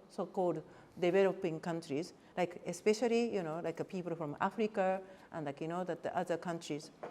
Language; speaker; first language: English; non-native, fluent; Japanese